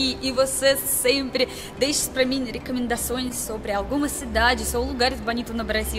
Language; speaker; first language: Portuguese; non-native, learner; Russian